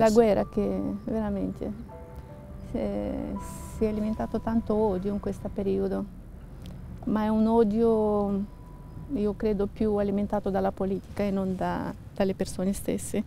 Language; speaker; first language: Italian; non-native, fluent; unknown